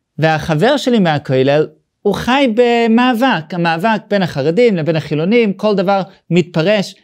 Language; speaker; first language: Hebrew; non-native, fluent; English